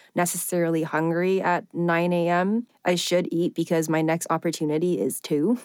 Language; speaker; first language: English; early bilingual, other home language; Chinese